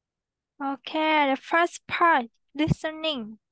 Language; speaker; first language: English; non-native, learner; Vietnamese